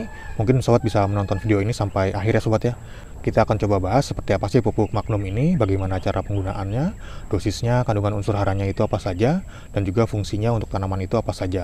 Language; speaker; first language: Indonesian; native; Indonesian